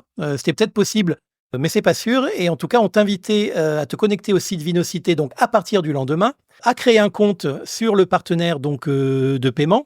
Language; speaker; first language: French; native; French